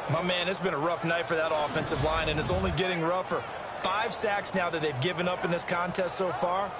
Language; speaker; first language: English; native; English